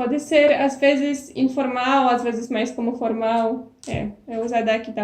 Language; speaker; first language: Portuguese; non-native, fluent; Polish